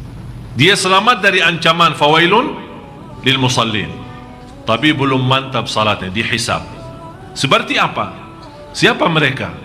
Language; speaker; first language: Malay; non-native, fluent; Arabic